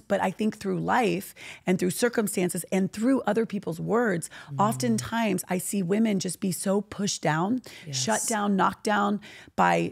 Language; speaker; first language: English; native; English